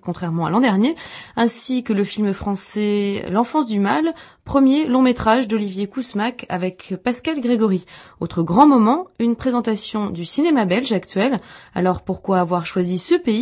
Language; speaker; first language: French; native; French